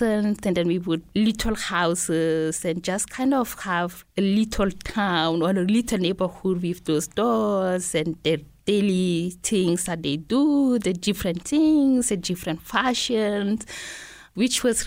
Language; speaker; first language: English; non-native, fluent; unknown